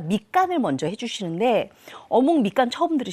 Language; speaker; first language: Korean; native; Korean